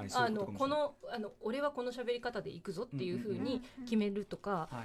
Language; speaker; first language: Japanese; native; Japanese